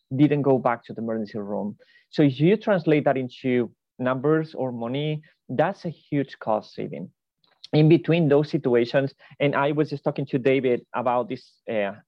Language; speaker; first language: English; non-native, fluent; Spanish